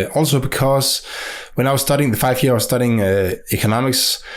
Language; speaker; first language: English; non-native, fluent; Danish